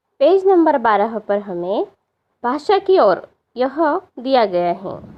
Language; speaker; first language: Hindi; non-native, local second language; Marathi